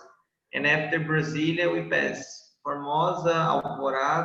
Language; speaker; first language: English; non-native, fluent; Portuguese